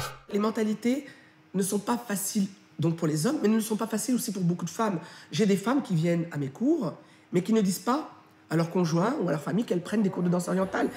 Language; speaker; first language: French; non-native, local second language; Arabic